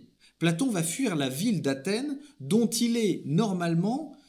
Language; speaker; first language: French; native; French